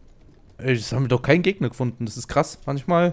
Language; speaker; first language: German; native; German